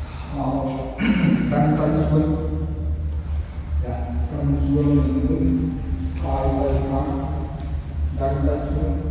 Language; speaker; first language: Vietnamese; non-native, learner; Hindi